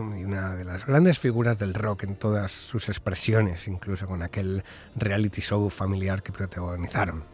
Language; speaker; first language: Spanish; native; Spanish